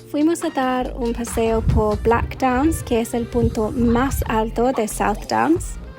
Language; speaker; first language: Spanish; non-native, learner; English